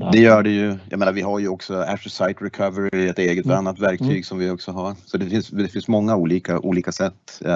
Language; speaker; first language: Swedish; native; Swedish